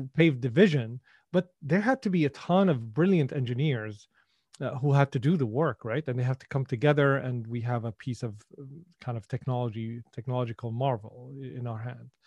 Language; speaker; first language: English; non-native, fluent; Arabic